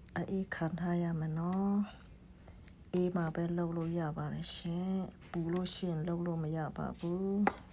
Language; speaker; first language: Burmese; non-native, local second language; Shan